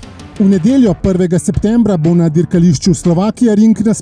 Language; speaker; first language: Slovenian; native; Slovenian